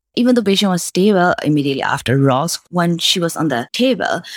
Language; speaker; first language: English; non-native, fluent; Burmese